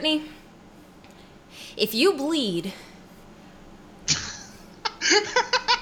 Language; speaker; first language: English; native; English